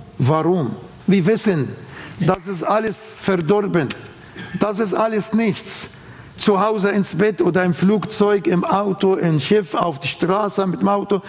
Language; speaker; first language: German; non-native, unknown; Arabic